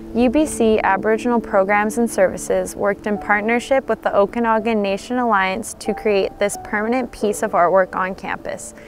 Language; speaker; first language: English; native; English